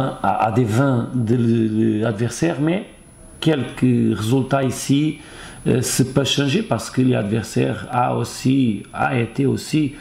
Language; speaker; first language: French; non-native, fluent; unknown